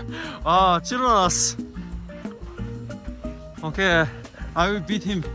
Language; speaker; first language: English; non-native, learner; Korean